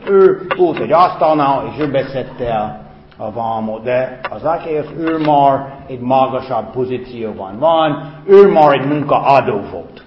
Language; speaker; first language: Hungarian; non-native, fluent; English